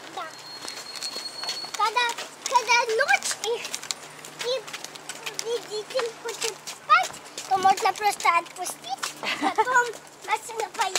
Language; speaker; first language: Russian; early bilingual, heritage; Russian